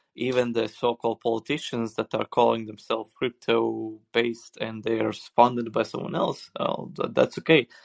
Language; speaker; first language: English; non-native, fluent; Swedish